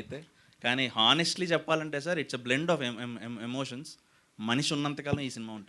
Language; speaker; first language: Telugu; native; Telugu